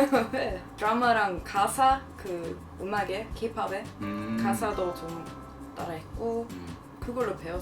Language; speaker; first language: Korean; non-native, fluent; Swedish